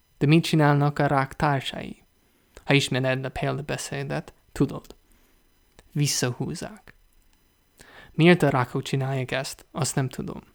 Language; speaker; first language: Hungarian; non-native, learner; English